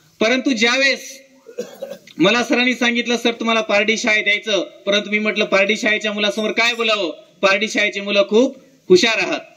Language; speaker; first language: Marathi; non-native, local second language; Urdu